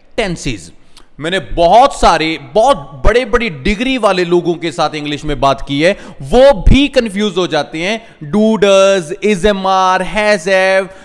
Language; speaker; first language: Hindi; non-native, local second language; Punjabi